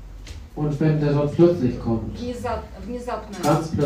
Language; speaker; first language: German; non-native, fluent; Russian